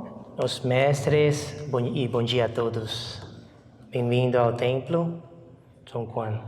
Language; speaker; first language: Portuguese; non-native, fluent; Chinese